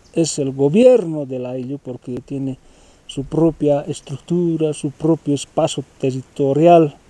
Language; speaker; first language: Spanish; native; Spanish